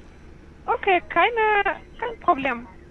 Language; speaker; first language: German; non-native, learner; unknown